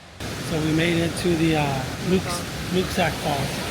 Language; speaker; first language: English; native; English